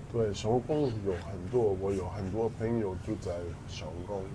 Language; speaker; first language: Chinese; non-native, learner; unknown